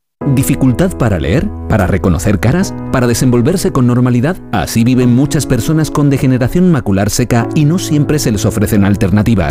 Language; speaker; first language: Spanish; native; Spanish